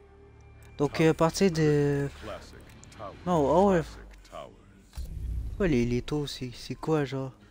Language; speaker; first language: French; native; French